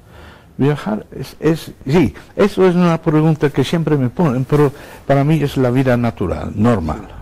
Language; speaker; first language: Spanish; non-native, fluent; Dutch